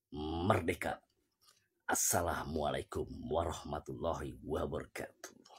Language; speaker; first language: Indonesian; native; Indonesian